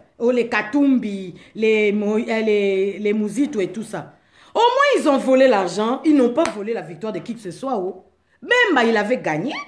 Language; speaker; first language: French; non-native, local second language; Lingala